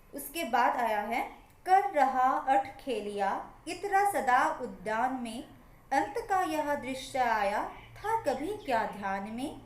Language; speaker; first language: Hindi; non-native, local second language; Assamese